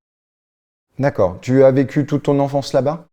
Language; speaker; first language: French; native; French